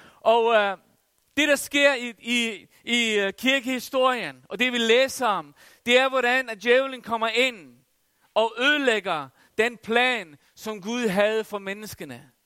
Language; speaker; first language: Danish; non-native, local second language; Faroese